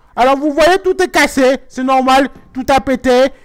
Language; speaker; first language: French; native; French